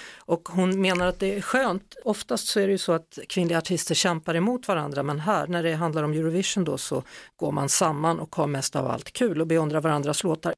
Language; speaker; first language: Swedish; native; Swedish